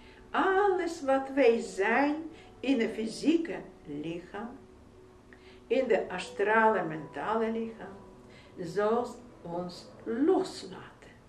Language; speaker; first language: Dutch; non-native, fluent; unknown